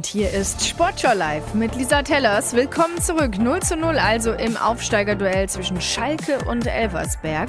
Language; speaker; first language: German; native; German